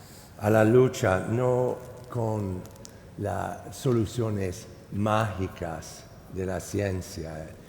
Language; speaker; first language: Spanish; non-native, fluent; English